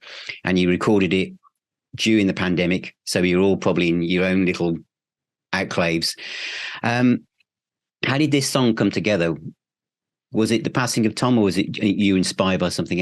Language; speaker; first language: English; native; English